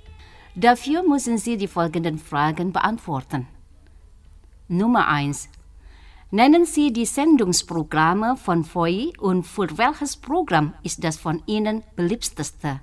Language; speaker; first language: German; non-native, learner; Indonesian